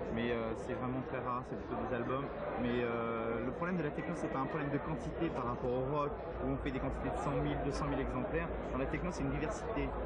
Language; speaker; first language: French; native; French